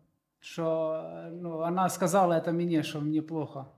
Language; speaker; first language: Polish; non-native, learner; Russian